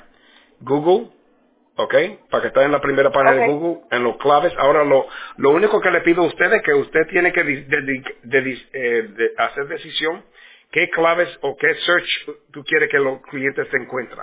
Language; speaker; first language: Spanish; early bilingual, heritage; Spanish